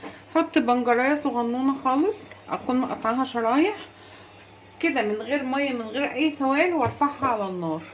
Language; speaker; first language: Arabic; native; Arabic